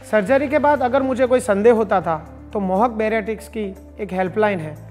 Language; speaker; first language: Hindi; non-native, local second language; Gujarati